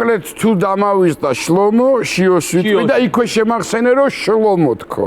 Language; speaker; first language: Georgian; native; Georgian